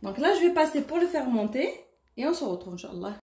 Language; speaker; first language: French; non-native, local second language; Arabic